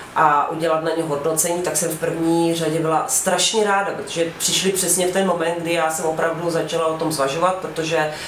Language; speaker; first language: Czech; native; Czech